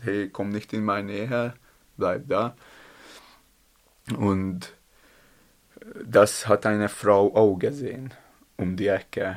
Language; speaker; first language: German; non-native, learner; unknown